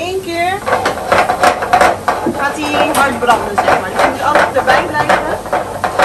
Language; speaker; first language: Dutch; early bilingual, other home language; Italian